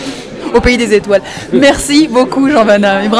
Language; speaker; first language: French; native; French